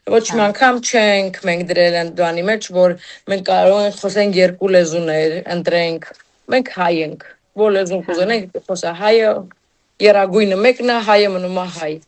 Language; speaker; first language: Armenian; native; Armenian